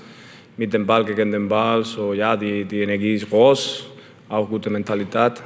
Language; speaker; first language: German; non-native, learner; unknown